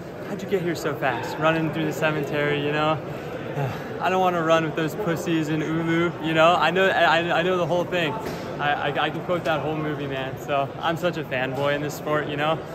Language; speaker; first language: English; early bilingual, other home language; German